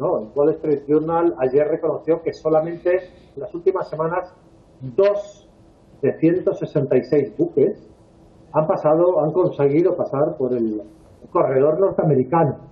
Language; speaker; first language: Spanish; native; Spanish